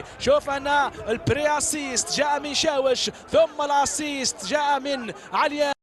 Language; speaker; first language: Arabic; native; Arabic